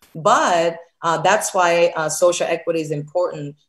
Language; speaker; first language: English; early bilingual, other home language; Korean